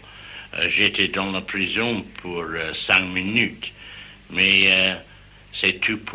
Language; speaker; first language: French; non-native, learner; English